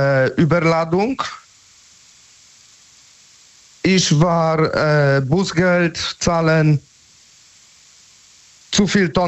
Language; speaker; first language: German; non-native, learner; Polish